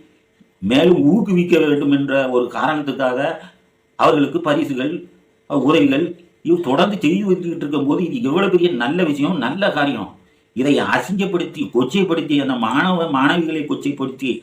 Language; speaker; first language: Tamil; native; Tamil